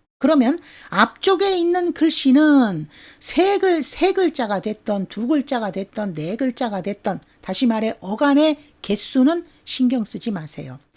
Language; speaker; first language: Korean; native; Korean